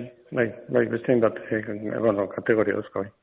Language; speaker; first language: Basque; non-native, local second language; Spanish